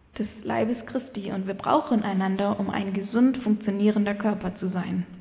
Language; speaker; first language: German; native; German